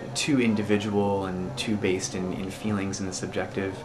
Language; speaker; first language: English; native; English